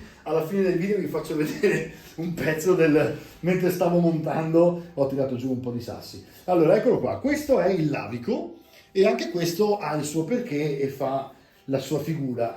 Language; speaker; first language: Italian; native; Italian